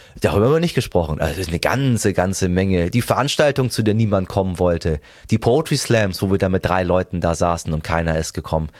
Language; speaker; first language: German; early bilingual, other home language; Persian